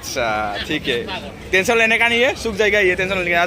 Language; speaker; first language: Hindi; non-native, local second language; Assamese